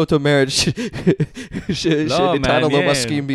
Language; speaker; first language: Hebrew; non-native, fluent; English